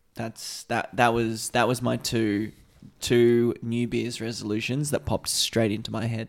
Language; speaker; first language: English; native; English